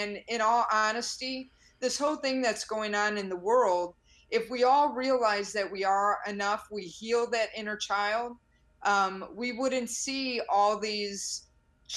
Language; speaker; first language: English; native; English